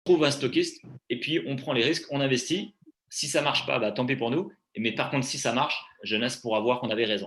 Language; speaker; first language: French; native; French